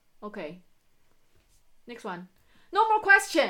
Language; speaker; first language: English; non-native, fluent; Chinese